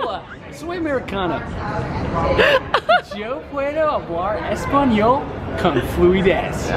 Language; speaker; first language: Spanish; non-native, learner; English